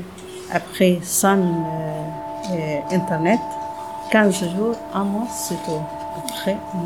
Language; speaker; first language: French; non-native, learner; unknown